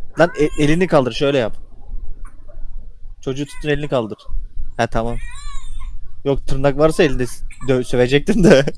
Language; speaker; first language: Turkish; native; Turkish